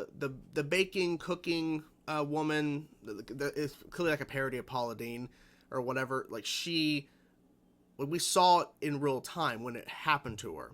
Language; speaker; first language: English; native; English